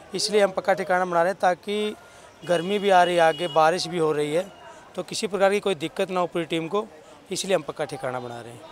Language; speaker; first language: Hindi; native; Hindi